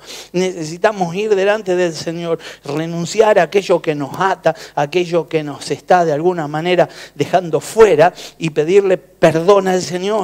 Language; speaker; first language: Spanish; native; Spanish